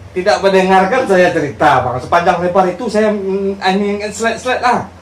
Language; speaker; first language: Indonesian; non-native, local second language; Minangkabau